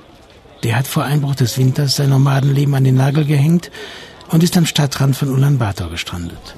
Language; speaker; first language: German; native; German